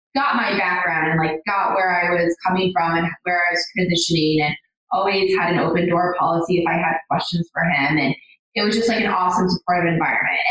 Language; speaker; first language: English; native; English